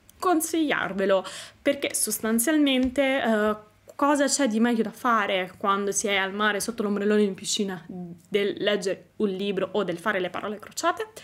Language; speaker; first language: Italian; native; Italian